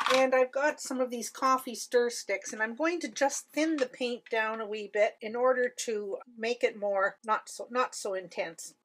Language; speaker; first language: English; native; English